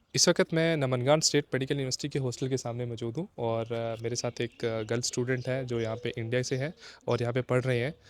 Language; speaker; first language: Hindi; native; Hindi